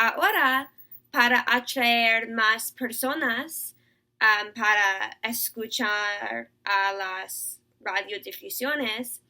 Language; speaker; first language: Spanish; non-native, learner; English